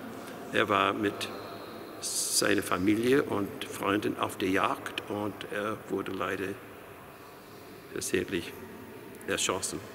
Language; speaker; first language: German; non-native, fluent; English